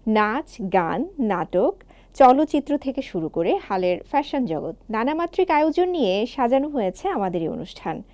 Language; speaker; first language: Bangla; native; Bangla